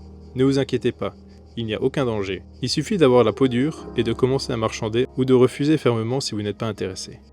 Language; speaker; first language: French; native; French